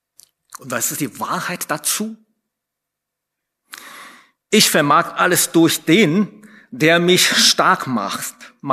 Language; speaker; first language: German; non-native, fluent; Chinese